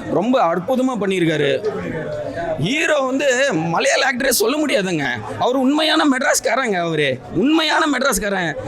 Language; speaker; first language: Tamil; native; Tamil